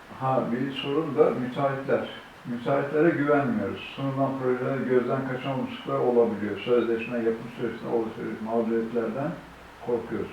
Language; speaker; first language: Turkish; native; Turkish